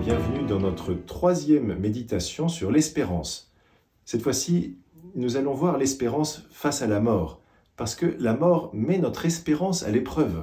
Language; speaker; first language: French; native; French